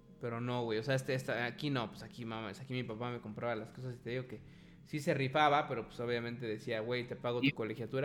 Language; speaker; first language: Spanish; native; Spanish